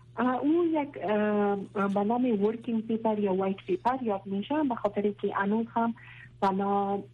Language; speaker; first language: Persian; non-native, local second language; Pashto